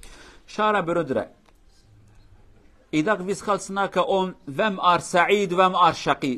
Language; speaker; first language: Swedish; non-native, learner; Kurdish